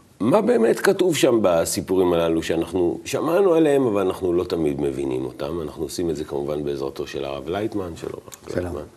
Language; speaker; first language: Hebrew; native; Hebrew